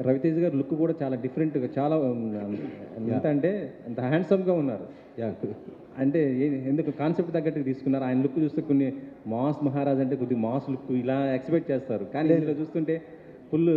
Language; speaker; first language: Telugu; native; Telugu